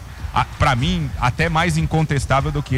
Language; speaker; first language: Portuguese; native; Portuguese